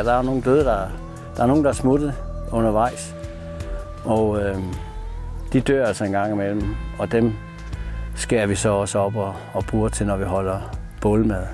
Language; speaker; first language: Danish; native; Danish